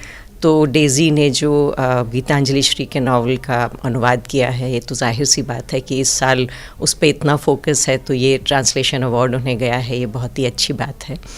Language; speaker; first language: Hindi; native; Hindi